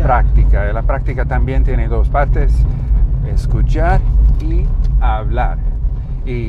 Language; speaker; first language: Spanish; non-native, learner; English